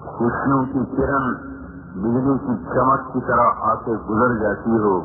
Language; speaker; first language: Urdu; non-native, local second language; Punjabi